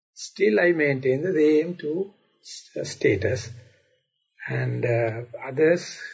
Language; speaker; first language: English; non-native, local second language; Sinhala